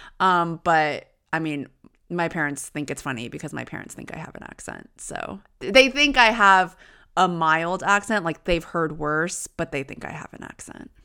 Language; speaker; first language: English; early bilingual, other home language; Chinese